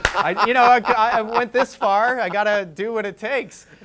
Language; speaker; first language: English; native; English